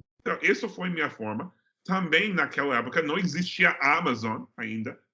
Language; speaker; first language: Portuguese; non-native, fluent; English